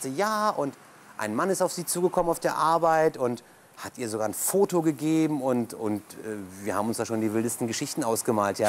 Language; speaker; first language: German; early bilingual, other home language; Turkish